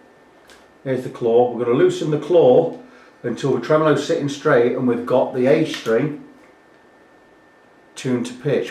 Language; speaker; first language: English; native; English